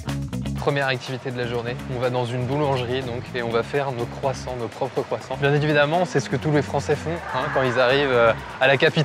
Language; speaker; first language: French; native; French